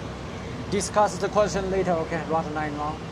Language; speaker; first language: English; non-native, learner; Chinese